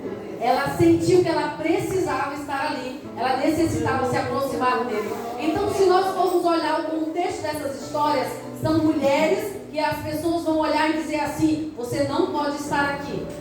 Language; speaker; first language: Portuguese; native; Portuguese